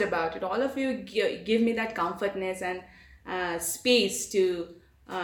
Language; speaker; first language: English; non-native, local second language; Bangla